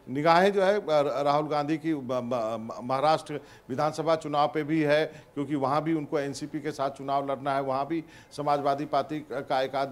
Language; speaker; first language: Hindi; native; Hindi